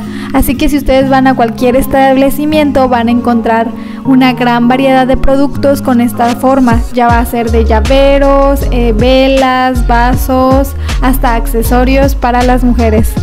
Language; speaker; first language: Spanish; native; Spanish